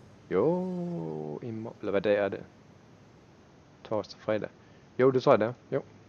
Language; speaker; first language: Danish; native; Danish